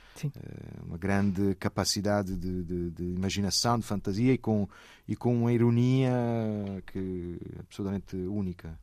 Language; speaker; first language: Portuguese; non-native, fluent; Italian